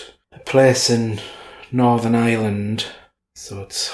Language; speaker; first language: English; native; English